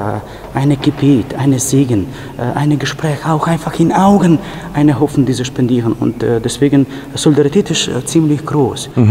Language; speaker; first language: German; non-native, fluent; Ukrainian